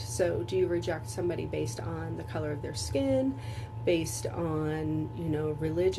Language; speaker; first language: English; native; English